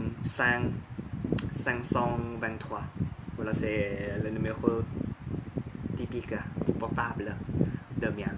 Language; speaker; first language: French; non-native, learner; Thai